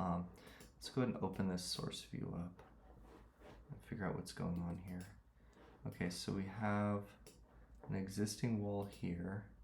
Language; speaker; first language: English; native; English